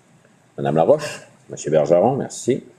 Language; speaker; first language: French; native; French